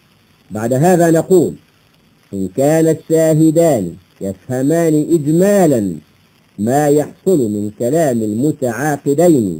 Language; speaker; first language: Arabic; native; Arabic